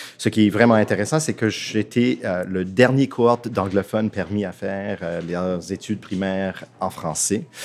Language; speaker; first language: French; non-native, local second language; English